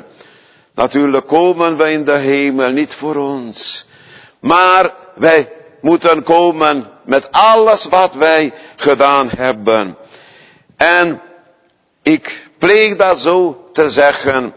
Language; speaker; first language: Dutch; non-native, fluent; Hungarian